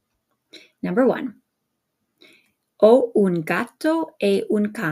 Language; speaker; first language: Italian; non-native, fluent; English